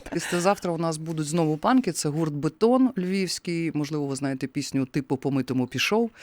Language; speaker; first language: Ukrainian; native; Ukrainian